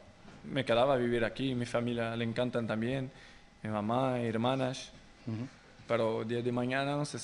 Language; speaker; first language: Spanish; non-native, fluent; Portuguese